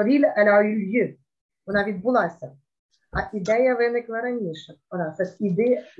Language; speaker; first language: French; non-native, fluent; Ukrainian